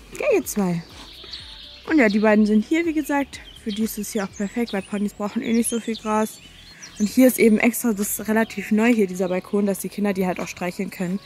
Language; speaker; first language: German; native; German